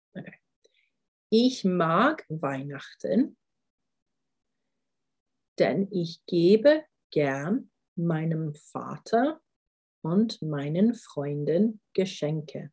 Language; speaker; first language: German; non-native, fluent; English